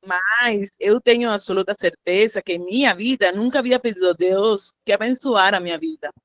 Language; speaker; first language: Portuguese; non-native, learner; Spanish